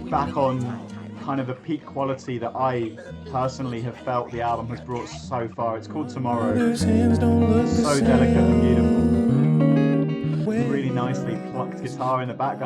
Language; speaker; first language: English; native; English